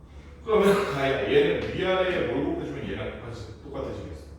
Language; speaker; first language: Korean; native; Korean